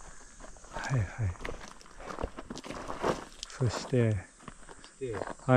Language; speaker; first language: Japanese; non-native, learner; English